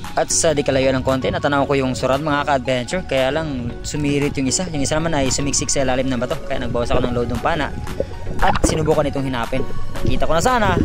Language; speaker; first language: Filipino; non-native, local second language; Cebuano